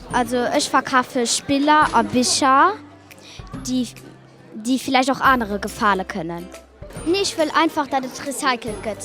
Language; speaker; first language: German; non-native, local second language; Luxembourgish